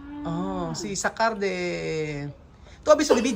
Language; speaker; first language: Spanish; non-native, learner; Filipino